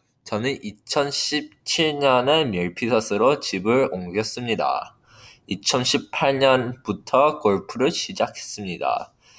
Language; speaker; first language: Korean; non-native, learner; English